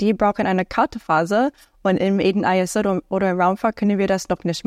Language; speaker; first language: German; non-native, learner; English